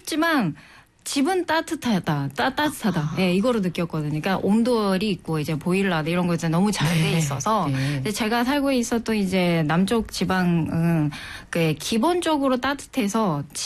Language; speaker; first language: Korean; non-native, fluent; Japanese